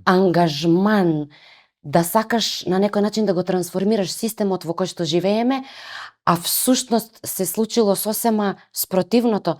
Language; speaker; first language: Macedonian; native; Macedonian